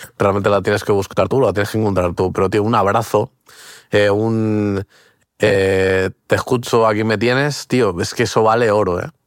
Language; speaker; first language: Spanish; early bilingual, other home language; Portuguese